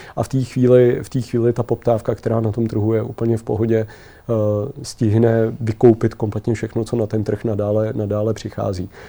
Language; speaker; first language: Czech; native; Czech